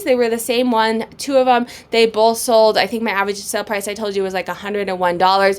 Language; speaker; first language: English; native; English